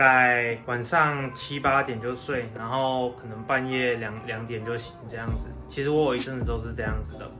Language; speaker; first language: Chinese; native; Chinese